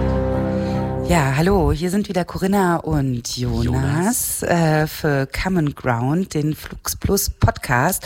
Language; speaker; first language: German; native; German